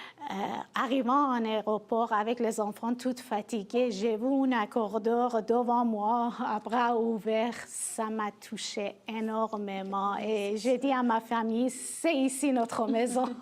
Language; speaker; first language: French; non-native, fluent; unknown